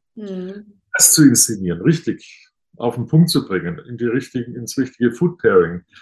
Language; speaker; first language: German; native; German